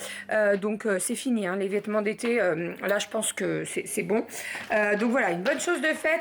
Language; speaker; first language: French; native; French